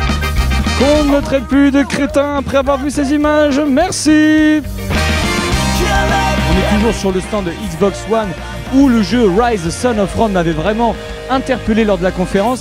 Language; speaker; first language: French; native; French